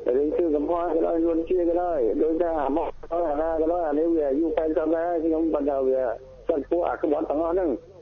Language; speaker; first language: Khmer; native; Khmer